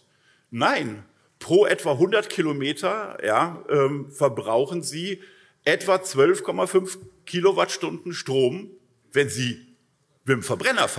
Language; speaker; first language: German; native; German